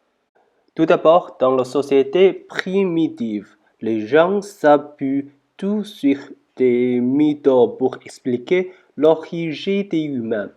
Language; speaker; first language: French; non-native, learner; Chinese